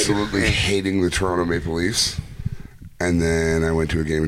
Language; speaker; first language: English; native; English